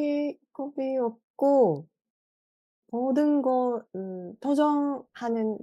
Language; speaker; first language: Korean; non-native, fluent; Japanese